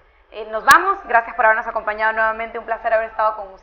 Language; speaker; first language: Spanish; native; Spanish